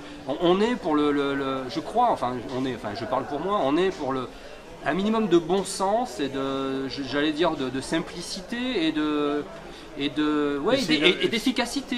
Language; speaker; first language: French; native; French